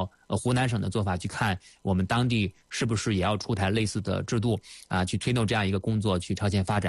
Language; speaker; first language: Chinese; native; Chinese